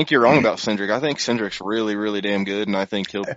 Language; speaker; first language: English; native; English